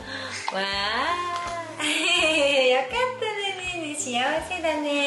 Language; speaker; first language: Japanese; native; Japanese